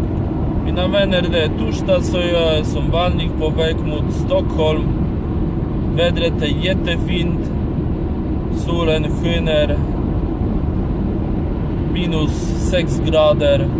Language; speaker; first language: Swedish; non-native, fluent; Polish